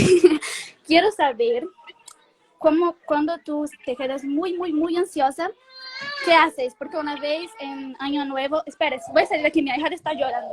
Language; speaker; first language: Spanish; non-native, learner; Portuguese